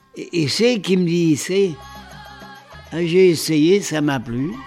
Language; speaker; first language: French; early bilingual, other home language; Polish